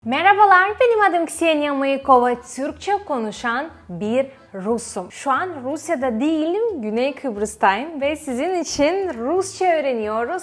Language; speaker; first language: Turkish; non-native, fluent; Russian